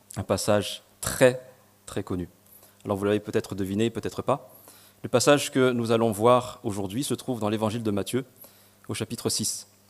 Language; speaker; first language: French; non-native, local second language; Malagasy